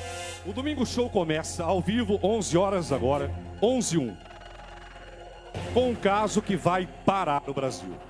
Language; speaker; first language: Portuguese; native; Portuguese